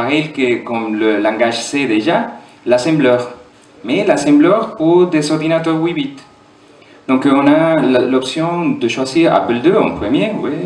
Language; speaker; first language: French; non-native, fluent; German